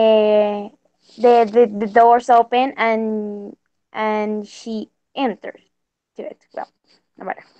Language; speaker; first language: English; non-native, learner; Spanish